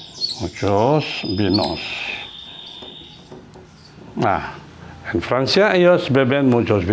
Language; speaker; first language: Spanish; non-native, fluent; Indonesian